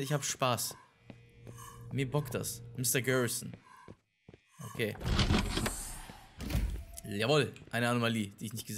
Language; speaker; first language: German; native; German